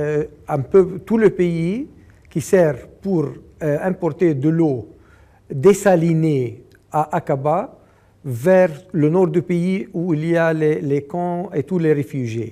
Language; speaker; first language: French; non-native, fluent; Arabic